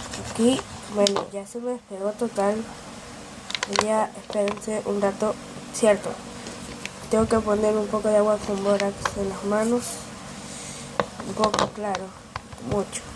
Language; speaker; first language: Spanish; native; Spanish